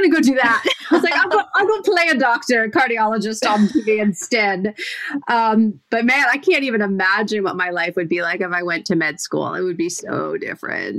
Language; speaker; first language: English; native; English